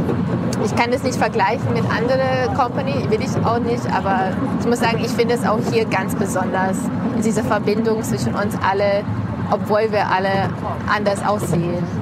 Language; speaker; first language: German; non-native, fluent; English